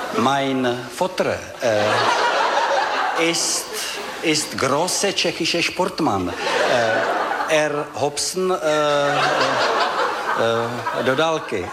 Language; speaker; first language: German; non-native, learner; Czech